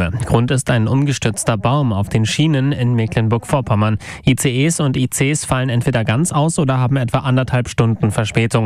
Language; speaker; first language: German; native; German